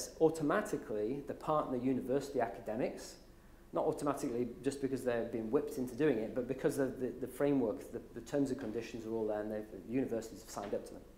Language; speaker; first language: English; native; English